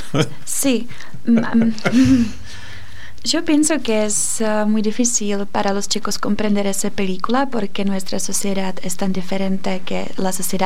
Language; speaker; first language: Spanish; non-native, fluent; Czech